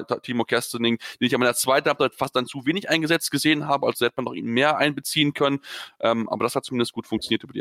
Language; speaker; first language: German; native; German